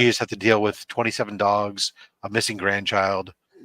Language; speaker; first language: English; native; English